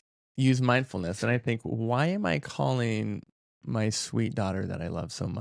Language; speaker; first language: English; native; English